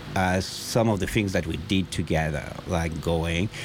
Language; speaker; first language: English; non-native, fluent; French